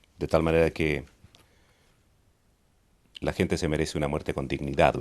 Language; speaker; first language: Spanish; native; Spanish